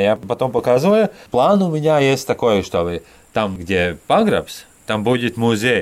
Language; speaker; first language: Russian; non-native, learner; Latvian